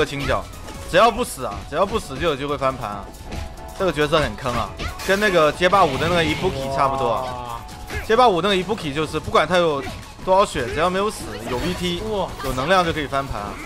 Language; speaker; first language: Chinese; native; Chinese